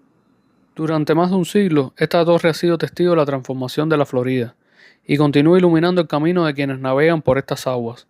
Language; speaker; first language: Spanish; native; Spanish